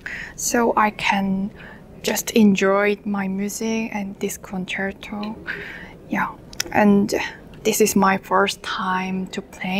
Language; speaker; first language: English; non-native, learner; Korean